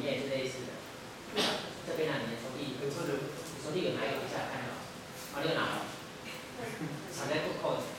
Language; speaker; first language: Chinese; native; Chinese